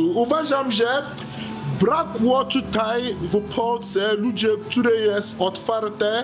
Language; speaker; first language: Polish; non-native, learner; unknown